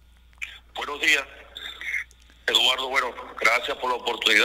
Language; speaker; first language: Spanish; native; Spanish